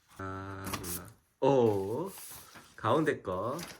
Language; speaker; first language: Korean; native; Korean